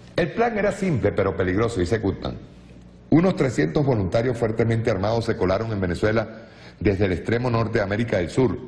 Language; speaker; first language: Spanish; native; Spanish